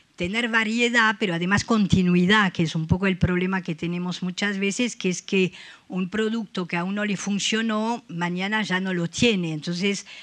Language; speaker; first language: Spanish; non-native, fluent; French